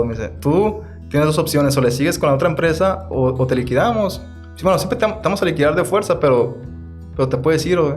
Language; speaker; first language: Spanish; native; Spanish